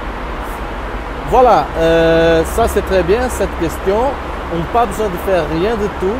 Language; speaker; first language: French; non-native, learner; Portuguese